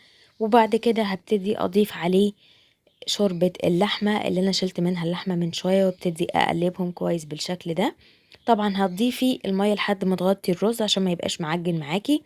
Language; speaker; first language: Arabic; native; Arabic